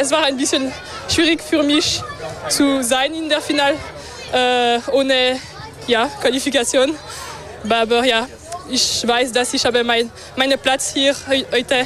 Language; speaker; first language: German; non-native, local second language; French